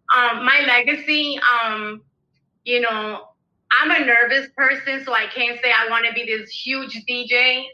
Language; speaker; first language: English; early bilingual, other home language; Spanish